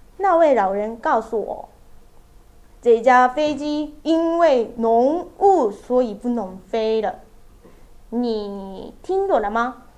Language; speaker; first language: Chinese; non-native, learner; Japanese